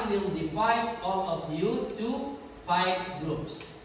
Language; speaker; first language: English; non-native, learner; Indonesian